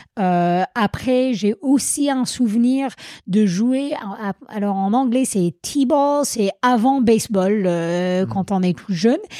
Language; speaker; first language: French; non-native, fluent; English